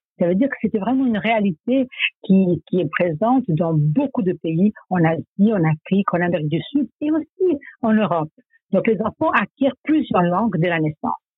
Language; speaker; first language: French; non-native, fluent; Serbian